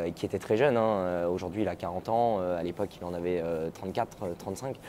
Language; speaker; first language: French; native; French